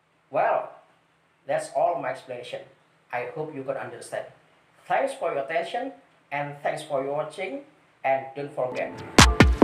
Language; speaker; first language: English; non-native, fluent; Indonesian